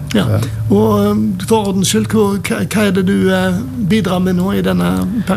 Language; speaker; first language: Norwegian; native; Norwegian